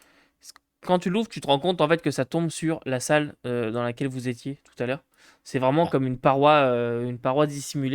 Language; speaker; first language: French; native; French